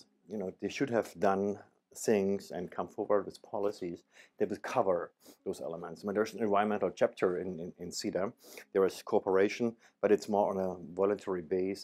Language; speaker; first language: English; non-native, fluent; German